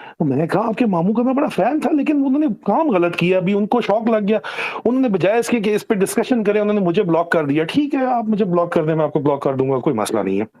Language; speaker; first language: Urdu; non-native, local second language; Punjabi